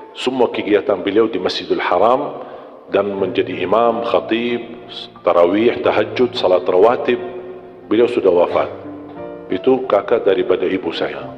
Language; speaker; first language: Indonesian; non-native, fluent; Arabic